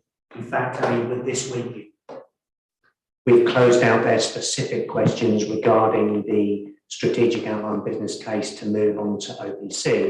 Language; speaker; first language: English; native; English